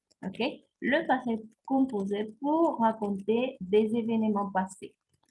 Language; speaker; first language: French; non-native, fluent; Spanish